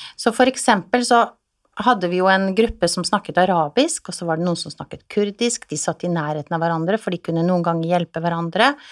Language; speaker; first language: Norwegian; native; Norwegian